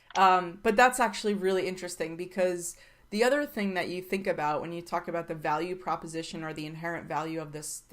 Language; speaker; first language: English; native; English